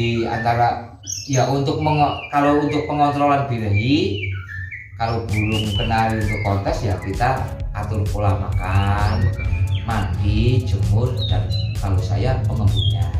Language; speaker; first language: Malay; non-native, local second language; Javanese